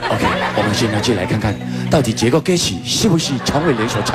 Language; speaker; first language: Chinese; native; Chinese